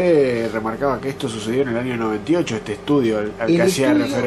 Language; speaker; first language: Spanish; native; Spanish